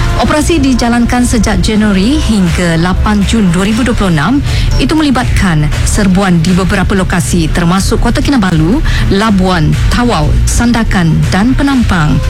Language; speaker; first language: Malay; native; Malay